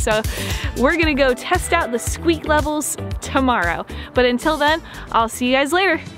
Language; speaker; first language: English; native; English